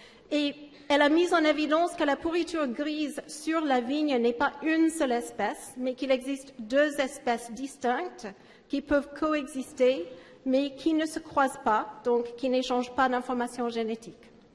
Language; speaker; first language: French; native; French